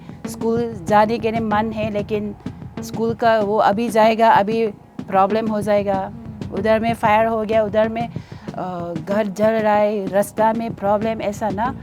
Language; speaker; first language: Hindi; non-native, local second language; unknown